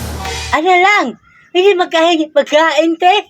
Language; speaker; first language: Filipino; non-native, local second language; Cebuano